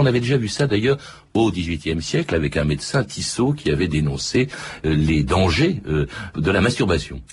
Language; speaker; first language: French; native; French